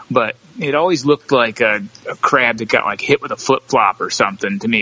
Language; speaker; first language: English; native; English